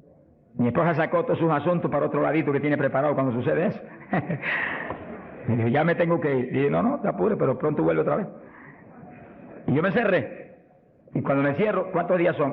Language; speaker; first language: Spanish; native; Spanish